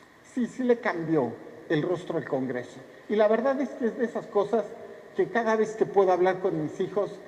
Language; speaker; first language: Spanish; native; Spanish